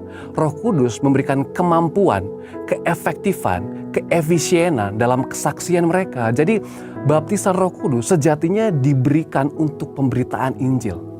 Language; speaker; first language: Indonesian; native; Indonesian